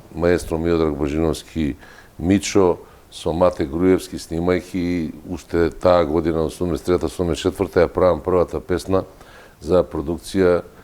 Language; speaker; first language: Macedonian; native; Macedonian